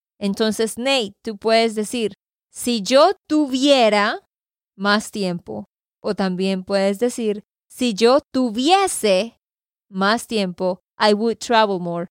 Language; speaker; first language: Spanish; native; Spanish